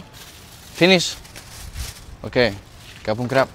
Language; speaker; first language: English; non-native, learner; Arabic